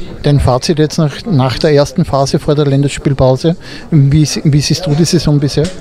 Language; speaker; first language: German; native; German